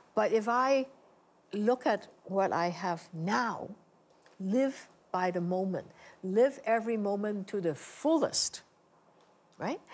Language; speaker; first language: English; native; English